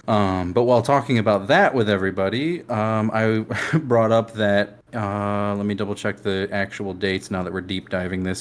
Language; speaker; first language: English; native; English